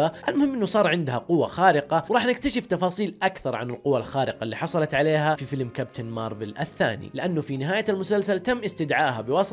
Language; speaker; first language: Arabic; native; Arabic